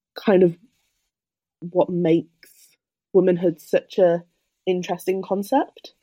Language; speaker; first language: English; native; English